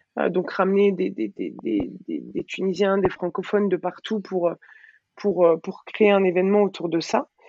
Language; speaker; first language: French; early bilingual, other home language; Arabic